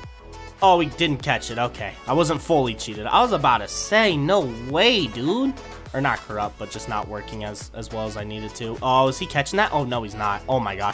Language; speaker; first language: English; native; English